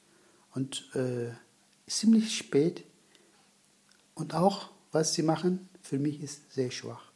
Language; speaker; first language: German; non-native, learner; Turkish